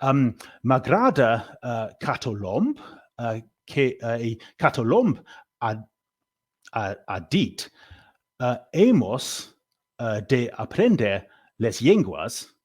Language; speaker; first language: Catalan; non-native, learner; English